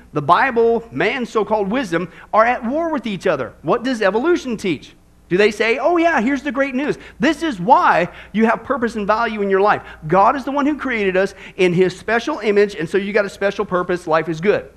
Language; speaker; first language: English; native; English